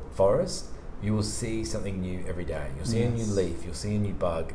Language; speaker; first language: English; native; English